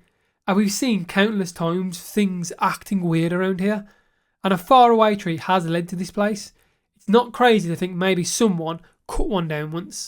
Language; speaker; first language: English; native; English